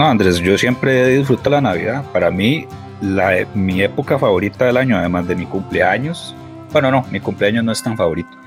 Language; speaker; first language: Spanish; native; Spanish